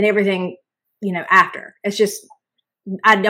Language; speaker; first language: English; native; English